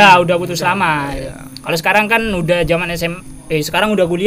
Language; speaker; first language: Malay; non-native, local second language; Javanese